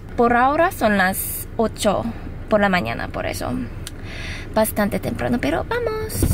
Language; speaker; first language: Spanish; non-native, fluent; Korean